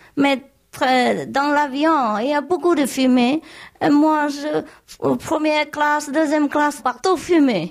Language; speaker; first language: French; non-native, learner; Vietnamese